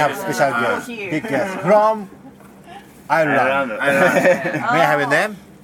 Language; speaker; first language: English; non-native, learner; Japanese